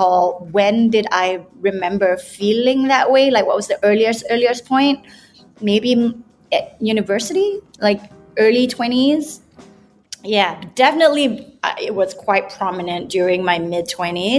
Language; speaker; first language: English; non-native, local second language; Malay